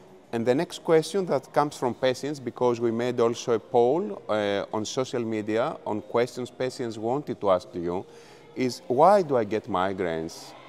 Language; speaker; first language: English; non-native, fluent; Greek